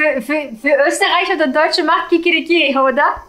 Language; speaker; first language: German; non-native, fluent; Greek